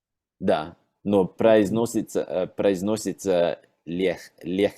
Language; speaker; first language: Russian; non-native, learner; English